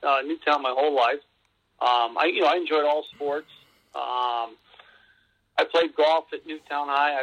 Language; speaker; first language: English; native; English